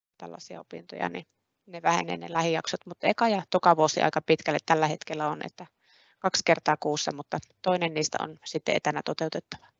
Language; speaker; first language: Finnish; native; Finnish